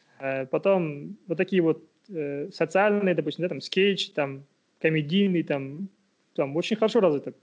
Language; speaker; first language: Russian; non-native, local second language; Kazakh